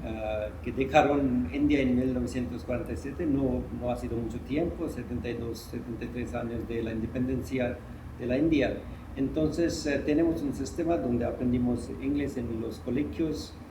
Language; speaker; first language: Spanish; non-native, fluent; Hindi